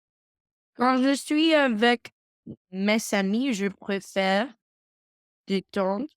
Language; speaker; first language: French; non-native, learner; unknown